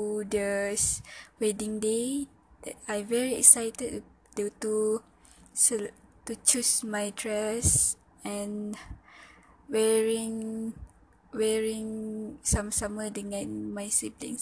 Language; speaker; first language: English; non-native, local second language; Malay